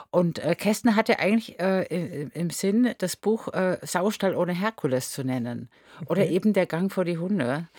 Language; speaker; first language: German; native; German